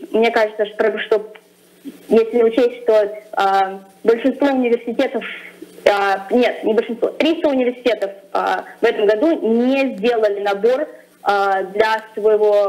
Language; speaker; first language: Russian; early bilingual, other home language; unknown